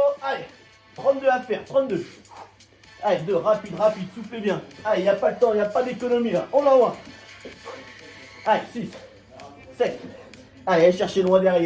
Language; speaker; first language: French; native; French